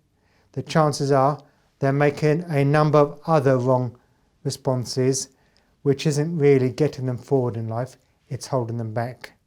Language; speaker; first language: English; native; English